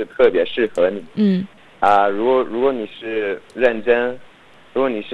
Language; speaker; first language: Chinese; non-native, learner; English